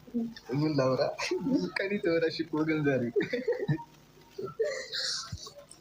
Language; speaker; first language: English; non-native, learner; Amharic